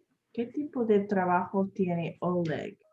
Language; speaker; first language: Spanish; non-native, learner; English